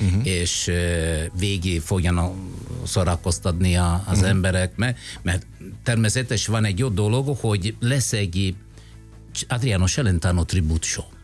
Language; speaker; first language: Hungarian; non-native, fluent; Italian